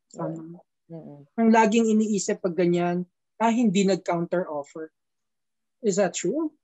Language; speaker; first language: Filipino; native; Filipino